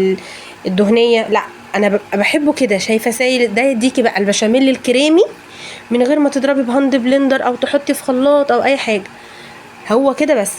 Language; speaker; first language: Arabic; native; Arabic